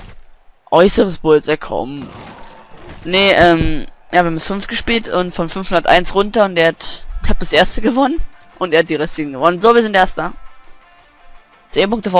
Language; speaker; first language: German; native; German